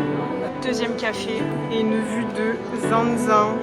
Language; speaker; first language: French; native; French